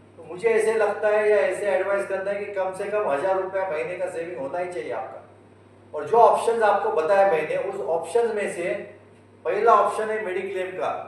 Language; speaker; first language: Hindi; non-native, local second language; Marathi